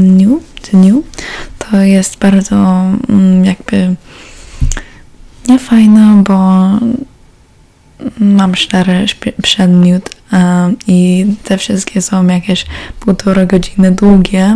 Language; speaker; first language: Polish; early bilingual, heritage; Polish